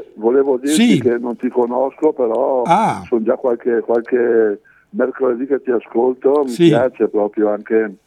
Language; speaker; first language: Italian; native; Italian